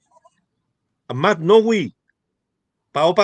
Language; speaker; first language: French; non-native, fluent; Spanish